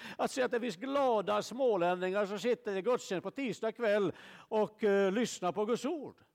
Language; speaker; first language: Swedish; native; Swedish